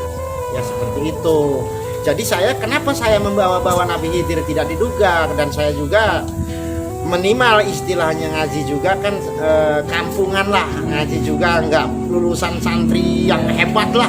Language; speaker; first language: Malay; non-native, local second language; Javanese